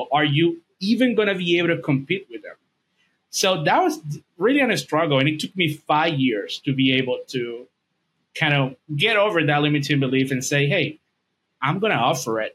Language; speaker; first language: English; non-native, fluent; Spanish